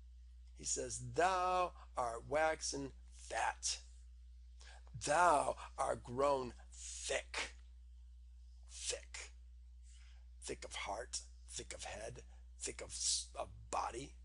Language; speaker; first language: English; native; English